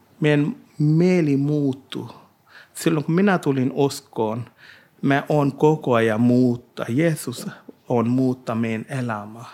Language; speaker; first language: Finnish; non-native, learner; Hindi